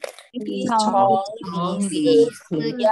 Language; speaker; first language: Chinese; non-native, learner; Indonesian